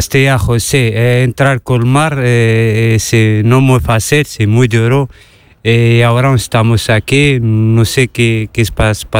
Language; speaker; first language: Spanish; non-native, learner; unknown